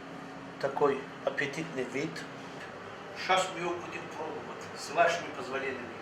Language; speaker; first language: Russian; non-native, fluent; Tajik